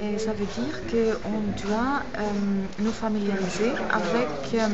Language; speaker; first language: French; non-native, fluent; Greek